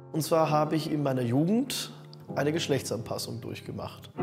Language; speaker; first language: German; native; German